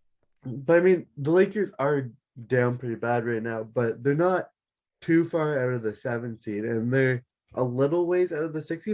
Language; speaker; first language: English; native; English